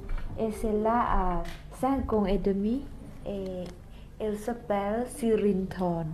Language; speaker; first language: French; non-native, fluent; Thai